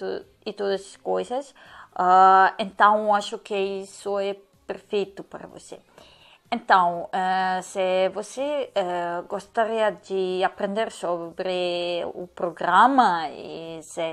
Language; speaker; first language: Portuguese; non-native, learner; Serbian